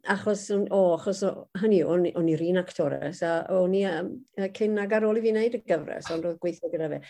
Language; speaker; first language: Welsh; native; Welsh